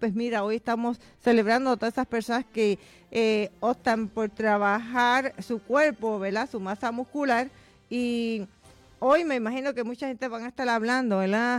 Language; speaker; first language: Spanish; native; Spanish